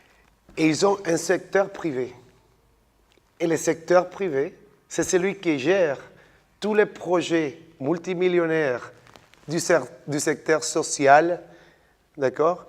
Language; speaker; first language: French; non-native, fluent; Spanish